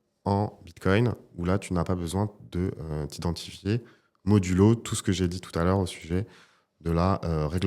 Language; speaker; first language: French; native; French